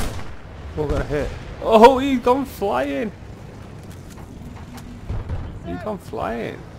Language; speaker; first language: English; native; English